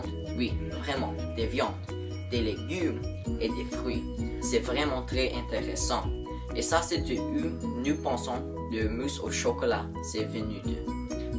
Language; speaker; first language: French; non-native, learner; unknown